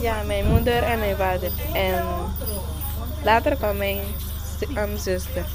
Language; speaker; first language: Dutch; non-native, local second language; Papiamento